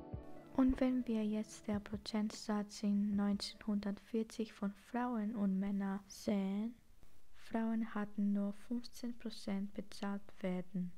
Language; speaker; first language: German; non-native, learner; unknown